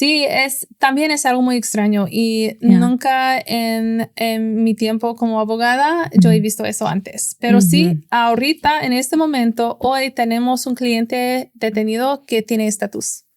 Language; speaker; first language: Spanish; non-native, fluent; English